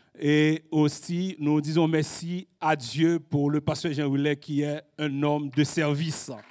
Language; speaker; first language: French; non-native, local second language; Haitian Creole